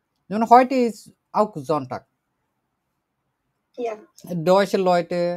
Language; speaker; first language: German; non-native, learner; Bangla